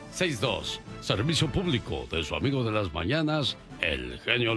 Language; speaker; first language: Spanish; native; Spanish